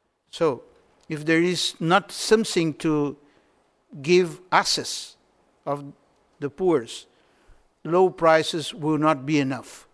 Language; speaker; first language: English; non-native, fluent; Portuguese